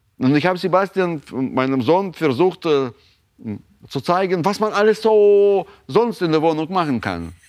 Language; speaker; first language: German; non-native, fluent; Russian